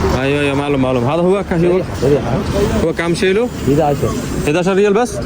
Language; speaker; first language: Arabic; non-native, learner; Bangla